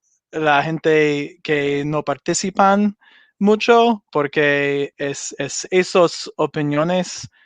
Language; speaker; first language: Spanish; non-native, learner; English